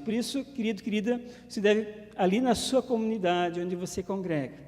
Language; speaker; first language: Portuguese; native; Portuguese